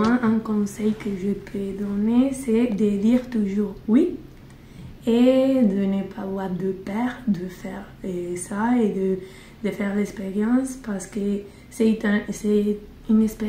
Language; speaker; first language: French; non-native, learner; Spanish